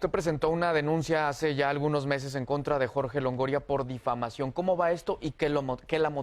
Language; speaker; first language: Spanish; native; Spanish